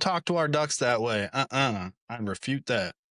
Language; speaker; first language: English; native; English